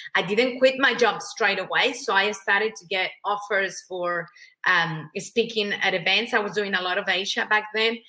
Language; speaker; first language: English; non-native, fluent; Spanish